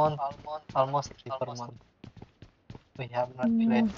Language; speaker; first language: English; non-native, learner; Nepali